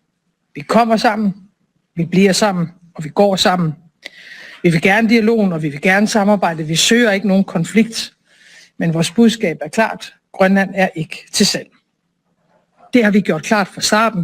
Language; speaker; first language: Danish; native; Danish